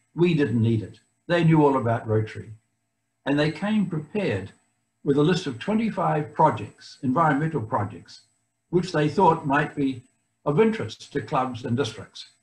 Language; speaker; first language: English; native; English